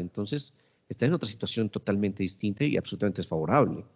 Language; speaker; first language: Spanish; native; Spanish